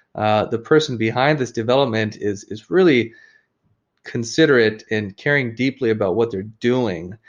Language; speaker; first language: English; native; English